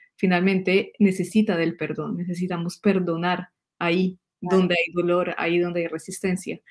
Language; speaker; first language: Spanish; native; Spanish